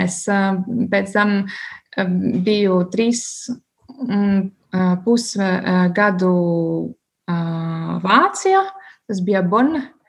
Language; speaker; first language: Latvian; non-native, learner; German